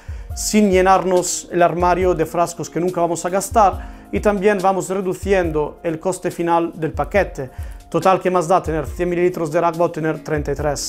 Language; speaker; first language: Spanish; non-native, fluent; Italian